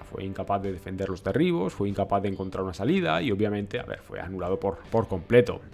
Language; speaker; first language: Spanish; native; Spanish